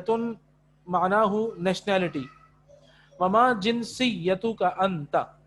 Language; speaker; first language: Arabic; non-native, fluent; Urdu